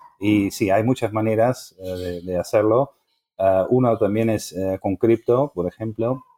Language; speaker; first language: Spanish; non-native, fluent; Dutch